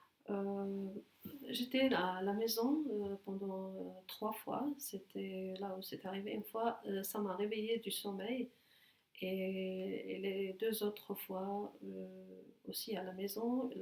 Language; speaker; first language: French; non-native, fluent; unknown